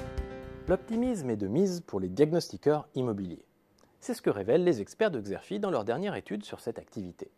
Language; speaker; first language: French; native; French